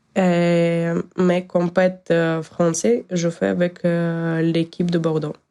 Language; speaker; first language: French; non-native, learner; Ukrainian